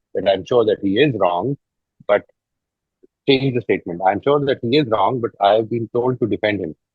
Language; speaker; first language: English; non-native, local second language; Urdu